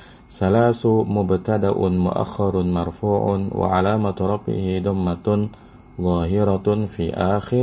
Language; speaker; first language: Arabic; non-native, fluent; Indonesian